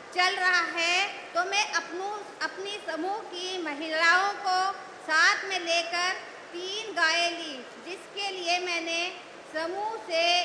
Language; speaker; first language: Hindi; native; Hindi